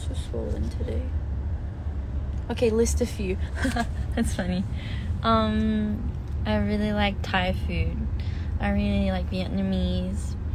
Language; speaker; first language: English; early bilingual, other home language; Korean